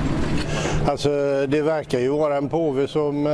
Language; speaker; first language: Swedish; native; Swedish